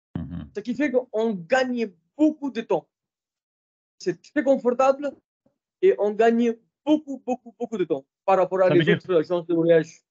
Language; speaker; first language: French; non-native, fluent; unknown